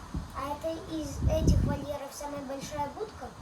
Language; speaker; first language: Russian; native; Russian